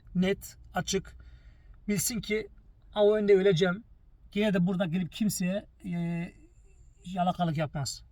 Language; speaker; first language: Turkish; early bilingual, heritage; Turkish